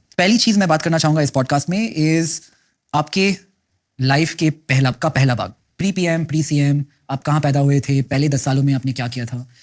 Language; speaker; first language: Hindi; non-native, local second language; Kannada